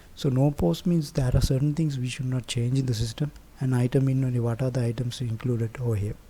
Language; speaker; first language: English; non-native, local second language; Sinhala